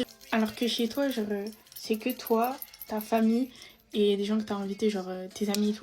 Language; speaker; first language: French; native; French